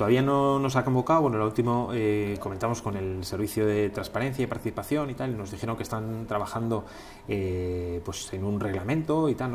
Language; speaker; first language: Spanish; native; Spanish